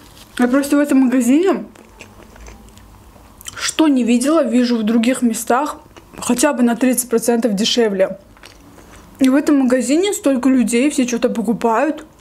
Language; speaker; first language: Russian; native; Russian